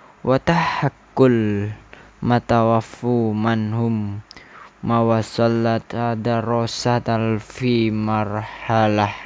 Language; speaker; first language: Arabic; non-native, learner; Indonesian